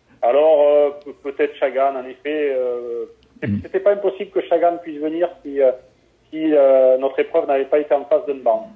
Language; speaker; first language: French; native; French